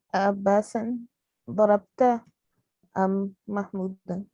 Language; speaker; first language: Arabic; non-native, learner; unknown